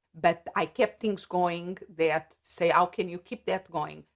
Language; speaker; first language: English; non-native, fluent; Portuguese